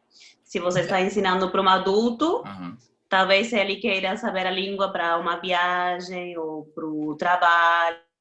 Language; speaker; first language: Portuguese; non-native, fluent; Spanish